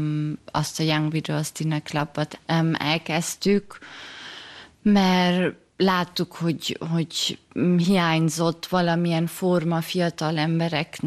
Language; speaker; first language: Hungarian; early bilingual, heritage; German